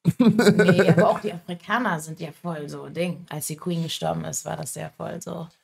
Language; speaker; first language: German; native; German